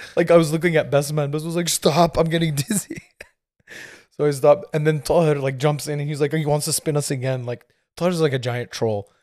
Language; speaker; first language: English; native; English